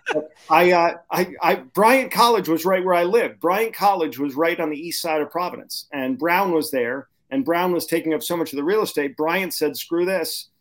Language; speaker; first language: English; native; English